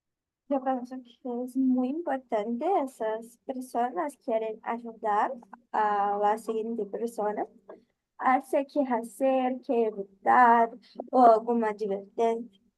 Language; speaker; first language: Spanish; non-native, fluent; Portuguese